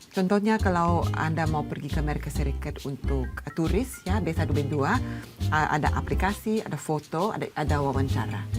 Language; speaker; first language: Indonesian; non-native, learner; English